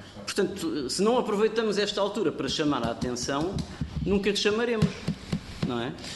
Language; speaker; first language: Portuguese; native; Portuguese